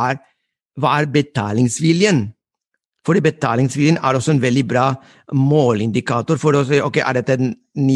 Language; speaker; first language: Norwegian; non-native, fluent; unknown